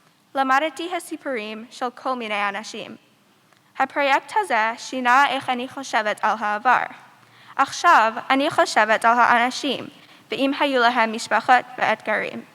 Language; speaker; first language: Hebrew; non-native, learner; English